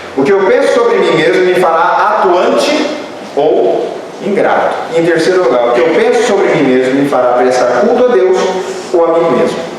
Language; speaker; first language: Portuguese; native; Portuguese